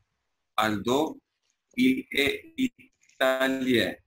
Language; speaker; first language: French; non-native, learner; Albanian